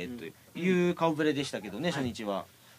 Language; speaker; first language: Japanese; native; Japanese